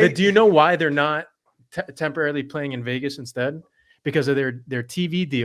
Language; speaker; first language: English; native; English